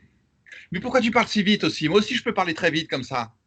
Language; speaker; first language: French; native; French